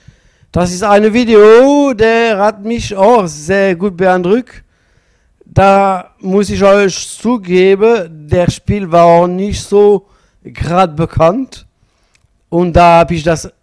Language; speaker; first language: German; non-native, learner; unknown